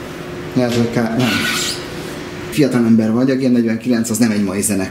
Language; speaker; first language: Hungarian; native; Hungarian